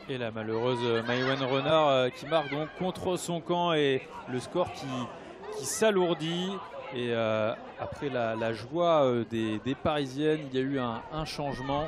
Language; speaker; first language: French; native; French